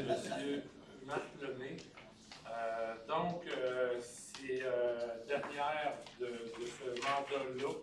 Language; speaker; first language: French; native; French